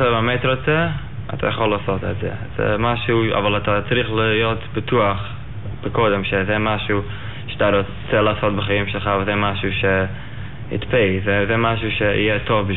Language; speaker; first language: Hebrew; non-native, learner; Yiddish